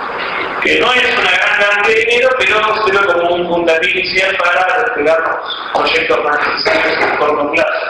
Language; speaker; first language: Spanish; native; Spanish